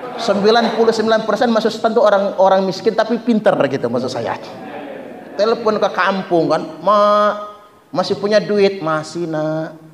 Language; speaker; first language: Indonesian; non-native, local second language; Malay